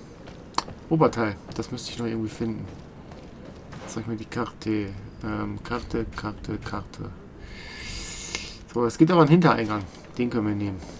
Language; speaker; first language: German; native; German